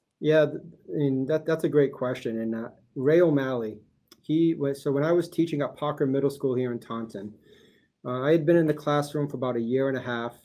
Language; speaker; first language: English; early bilingual, other home language; Portuguese